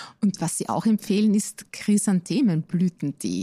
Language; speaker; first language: German; native; German